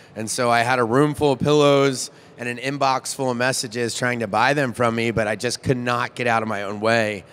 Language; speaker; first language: English; native; English